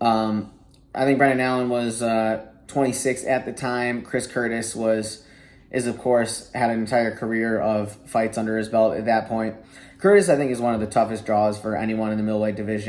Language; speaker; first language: English; native; English